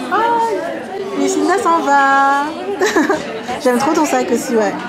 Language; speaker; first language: French; native; French